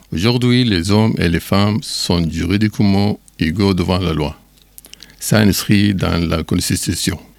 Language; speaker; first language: French; non-native, learner; Arabic